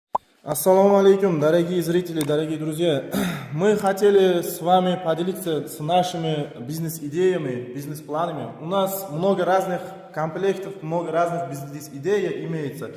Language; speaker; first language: Russian; non-native, learner; Uzbek